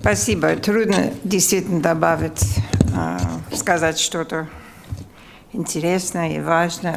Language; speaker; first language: Russian; non-native, fluent; English